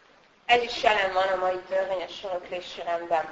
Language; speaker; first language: Hungarian; native; Hungarian